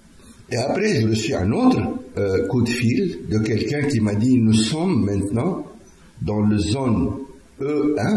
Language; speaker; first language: French; non-native, fluent; Arabic